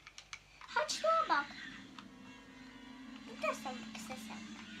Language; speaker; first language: Polish; early bilingual, other home language; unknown